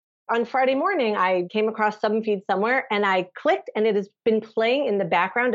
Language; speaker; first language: English; native; English